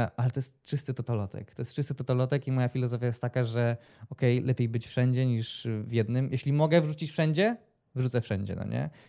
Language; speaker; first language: Polish; native; Polish